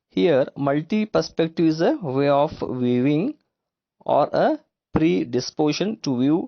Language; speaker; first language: English; non-native, local second language; Kannada